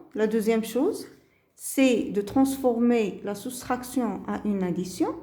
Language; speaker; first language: French; non-native, local second language; Arabic